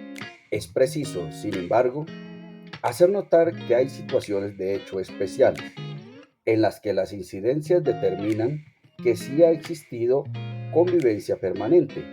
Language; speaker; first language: Spanish; native; Spanish